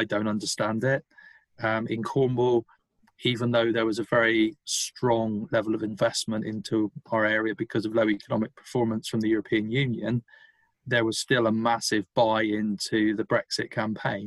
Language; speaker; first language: English; native; English